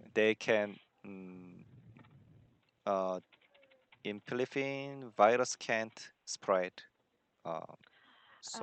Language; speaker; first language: English; non-native, learner; Korean